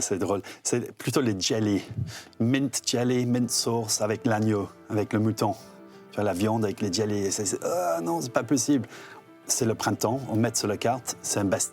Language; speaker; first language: French; non-native, fluent; English